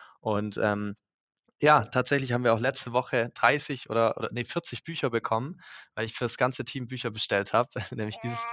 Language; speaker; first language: German; native; German